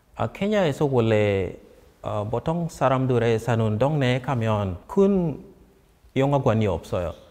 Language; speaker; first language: Korean; non-native, fluent; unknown